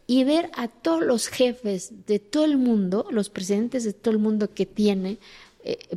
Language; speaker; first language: Spanish; early bilingual, other home language; Zapotec